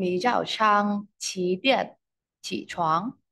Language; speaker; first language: Chinese; non-native, learner; Vietnamese